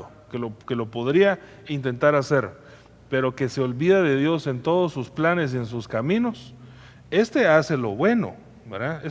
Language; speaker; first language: Spanish; native; Spanish